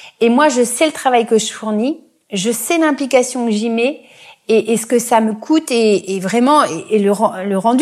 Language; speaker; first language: French; native; French